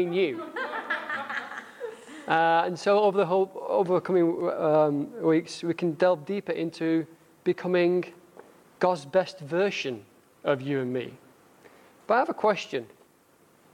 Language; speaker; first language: English; native; English